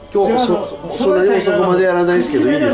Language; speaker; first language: Japanese; native; Japanese